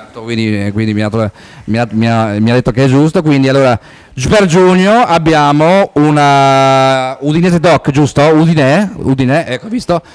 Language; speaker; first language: Italian; native; Italian